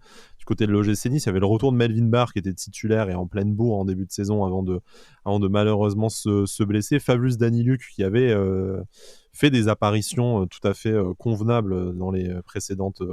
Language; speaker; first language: French; native; French